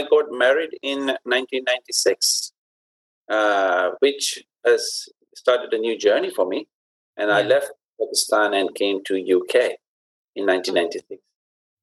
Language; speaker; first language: English; non-native, local second language; Urdu